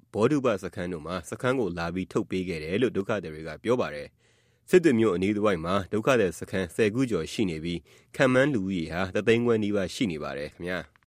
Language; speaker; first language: Burmese; native; Burmese